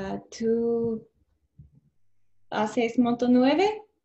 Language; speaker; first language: Spanish; non-native, learner; English